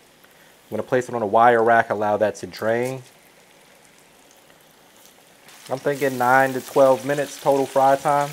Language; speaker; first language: English; native; English